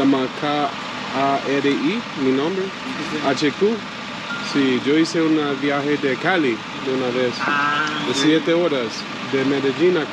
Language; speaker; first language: Spanish; non-native, learner; English